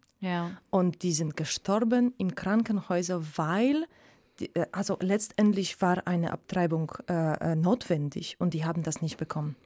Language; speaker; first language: German; non-native, fluent; Polish